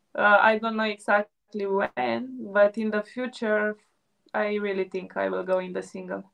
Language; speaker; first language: English; non-native, fluent; Romanian